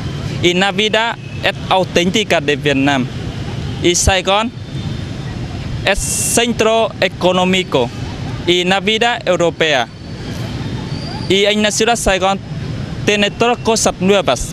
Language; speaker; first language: Spanish; non-native, learner; Vietnamese